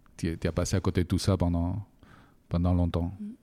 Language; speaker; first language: French; non-native, fluent; Spanish